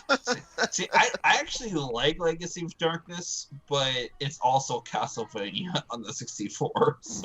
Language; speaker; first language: English; native; English